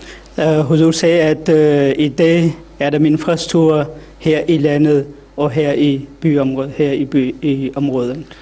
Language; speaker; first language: Danish; non-native, fluent; Urdu